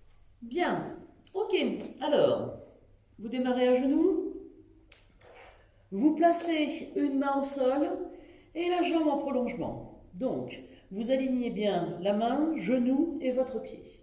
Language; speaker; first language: French; native; French